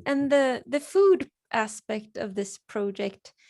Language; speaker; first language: English; non-native, fluent; Swedish